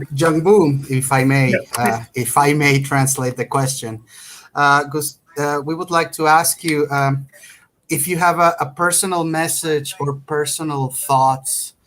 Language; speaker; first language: English; non-native, fluent; Spanish